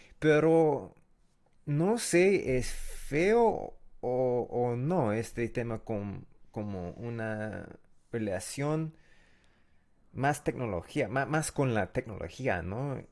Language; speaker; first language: Spanish; non-native, learner; English